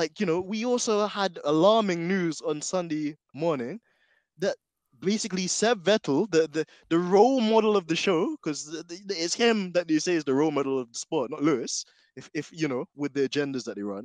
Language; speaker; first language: English; native; English